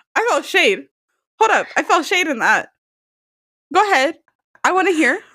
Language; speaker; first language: English; early bilingual, other home language; Amharic